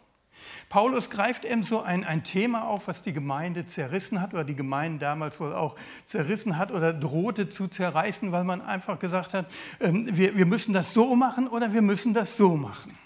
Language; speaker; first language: German; native; German